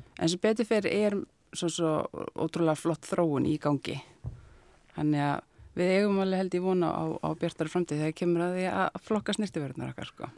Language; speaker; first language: Icelandic; non-native, fluent; Polish